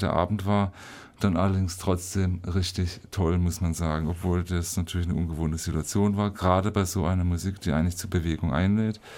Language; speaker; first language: German; native; German